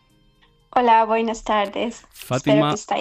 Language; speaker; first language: Spanish; non-native, learner; Persian